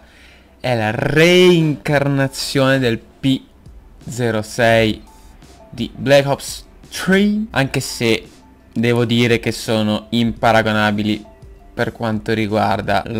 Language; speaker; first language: Italian; native; Italian